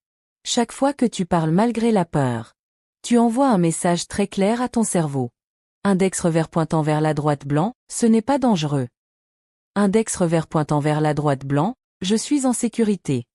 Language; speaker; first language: French; native; French